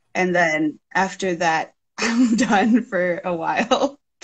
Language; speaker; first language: English; native; English